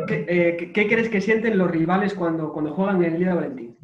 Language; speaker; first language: Spanish; native; Spanish